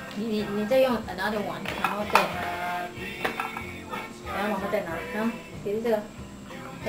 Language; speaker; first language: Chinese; early bilingual, heritage; Chinese